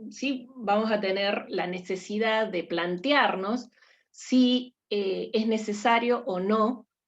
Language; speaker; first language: Spanish; native; Spanish